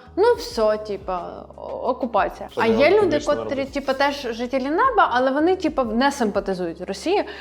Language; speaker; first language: Ukrainian; non-native, local second language; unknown